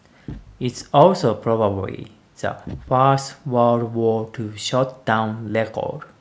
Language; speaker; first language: English; non-native, learner; Japanese